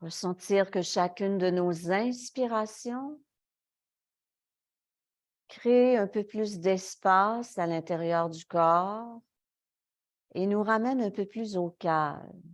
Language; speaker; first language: French; native; French